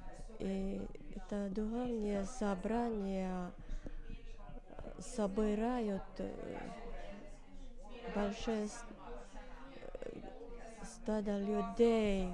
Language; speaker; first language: Russian; non-native, learner; Finnish